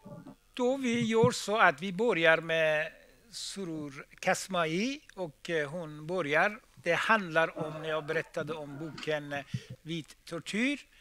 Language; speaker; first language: Swedish; non-native, fluent; Persian